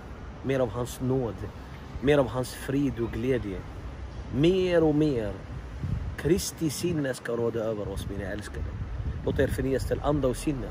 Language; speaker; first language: Swedish; non-native, fluent; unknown